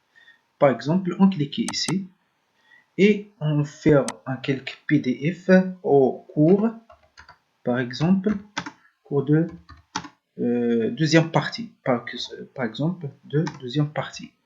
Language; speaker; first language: French; non-native, learner; Arabic